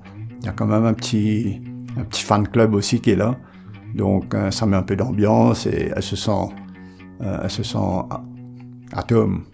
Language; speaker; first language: French; non-native, local second language; Morisyen